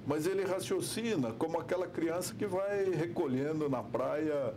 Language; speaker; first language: Portuguese; native; Portuguese